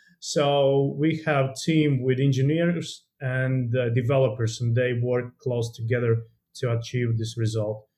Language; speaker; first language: English; non-native, fluent; Latvian